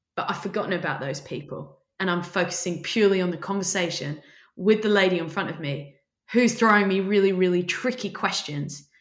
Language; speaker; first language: English; native; English